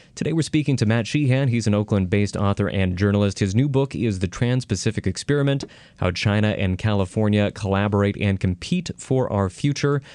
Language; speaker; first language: English; native; English